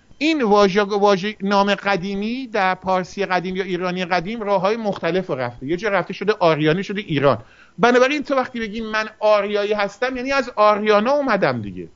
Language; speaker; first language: Persian; early bilingual, heritage; Persian